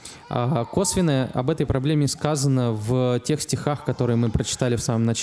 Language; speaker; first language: Russian; native; Russian